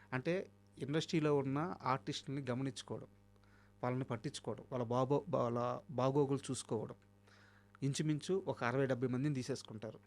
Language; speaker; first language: Telugu; native; Telugu